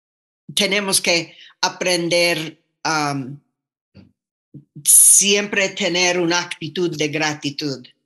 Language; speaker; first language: Spanish; non-native, fluent; English